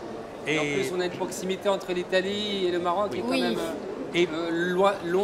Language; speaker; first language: French; native; French